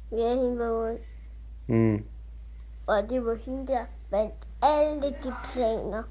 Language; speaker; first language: Danish; early bilingual, other home language; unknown